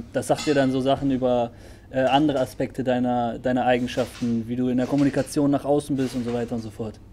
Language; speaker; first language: German; native; German